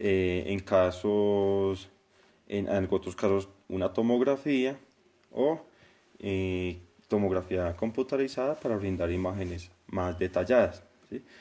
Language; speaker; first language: Spanish; native; Spanish